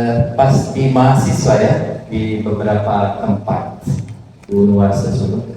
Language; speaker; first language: Indonesian; non-native, fluent; Turkish